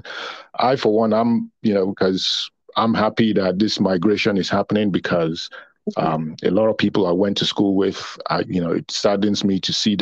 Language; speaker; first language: English; non-native, local second language; Yoruba